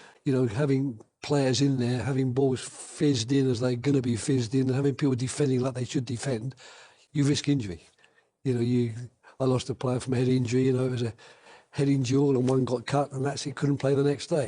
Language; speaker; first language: English; native; English